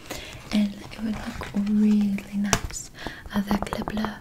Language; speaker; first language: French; non-native, learner; English